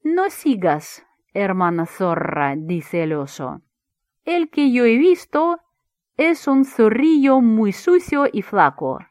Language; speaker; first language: Spanish; non-native, fluent; Russian